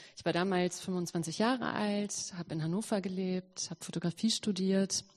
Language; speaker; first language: German; early bilingual, other home language; Serbian